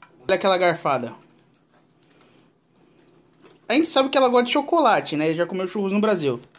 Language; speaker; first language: Portuguese; native; Portuguese